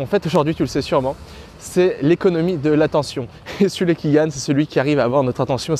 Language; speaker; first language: French; native; French